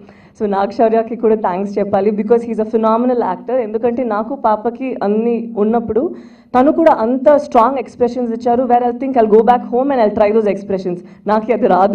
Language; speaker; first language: Telugu; non-native, local second language; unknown